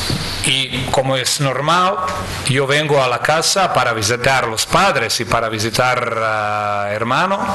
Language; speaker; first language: Spanish; non-native, fluent; Croatian